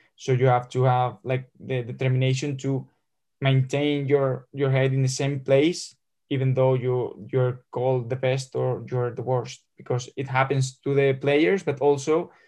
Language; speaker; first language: English; non-native, fluent; Spanish